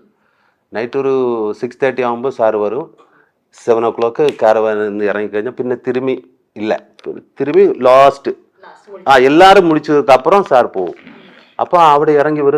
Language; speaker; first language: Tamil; non-native, learner; Malayalam